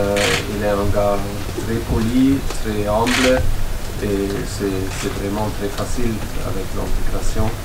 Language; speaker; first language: French; non-native, learner; German